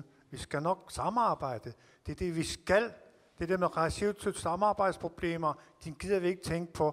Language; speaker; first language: Danish; non-native, local second language; Kalaallisut